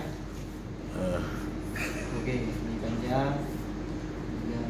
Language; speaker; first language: Malay; native; Malay